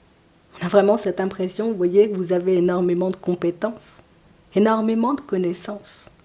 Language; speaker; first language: French; native; French